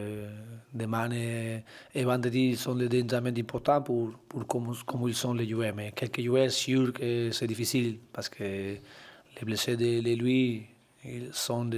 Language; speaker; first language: French; non-native, learner; Spanish